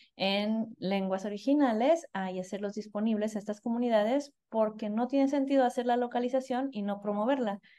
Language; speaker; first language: Spanish; native; Spanish